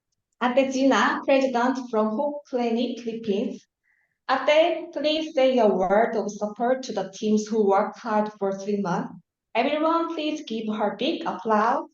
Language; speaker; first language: English; non-native, learner; Korean